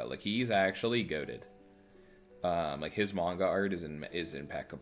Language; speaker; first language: English; native; English